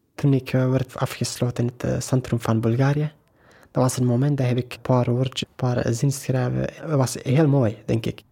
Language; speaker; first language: Dutch; non-native, learner; Persian